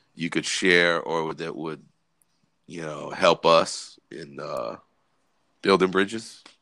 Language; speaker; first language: English; native; English